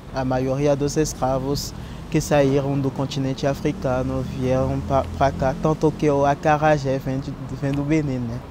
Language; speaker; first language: Portuguese; non-native, fluent; French